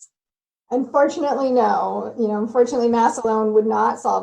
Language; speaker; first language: English; native; English